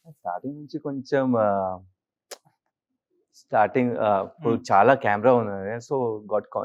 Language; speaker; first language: Telugu; non-native, learner; Hindi